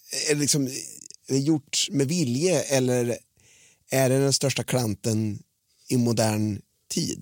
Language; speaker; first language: Swedish; native; Swedish